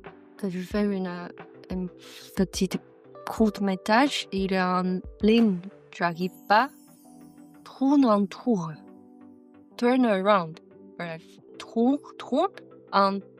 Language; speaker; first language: French; non-native, learner; Chinese